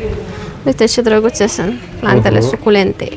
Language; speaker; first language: Romanian; native; Romanian